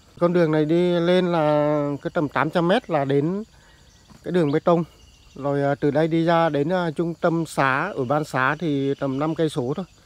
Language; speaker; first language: Vietnamese; native; Vietnamese